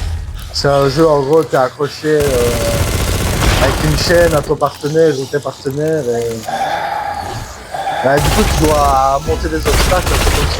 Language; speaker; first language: French; native; French